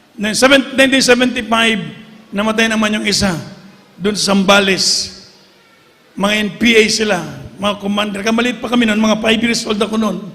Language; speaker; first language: Filipino; native; Filipino